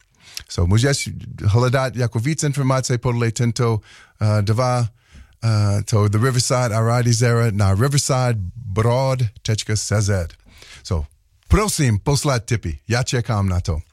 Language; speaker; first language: Czech; non-native, learner; English